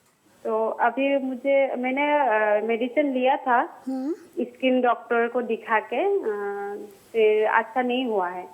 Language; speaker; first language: Hindi; non-native, local second language; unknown